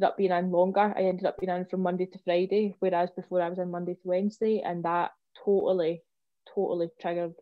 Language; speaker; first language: English; native; English